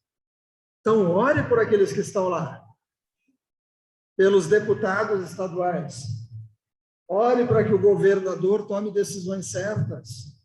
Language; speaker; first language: Portuguese; native; Portuguese